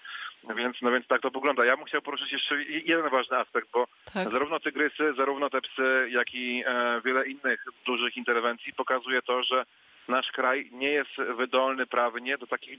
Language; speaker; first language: Polish; native; Polish